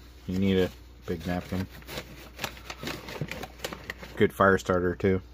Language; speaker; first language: English; native; English